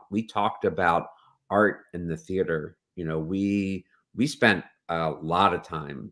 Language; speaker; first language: English; native; English